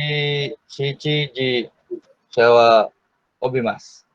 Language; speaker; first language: Japanese; non-native, learner; Malay